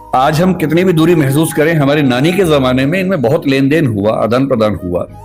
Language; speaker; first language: Hindi; native; Hindi